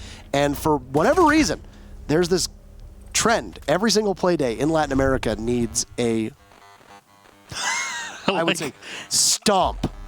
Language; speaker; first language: English; native; English